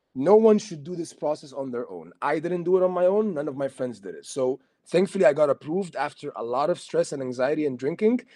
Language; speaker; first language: English; non-native, fluent; Arabic